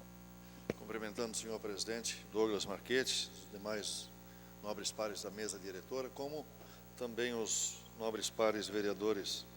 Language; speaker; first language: Portuguese; native; Portuguese